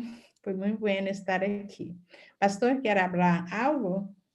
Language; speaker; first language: Portuguese; non-native, fluent; Spanish